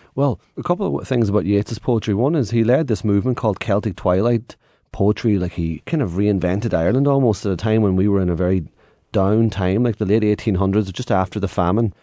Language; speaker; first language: English; native; English